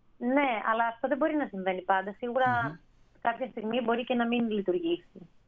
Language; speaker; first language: Greek; native; Greek